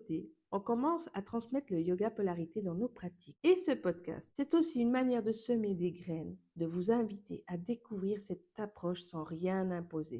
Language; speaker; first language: French; native; French